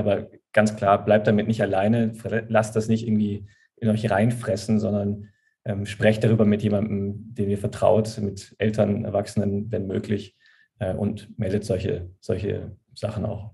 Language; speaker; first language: German; native; German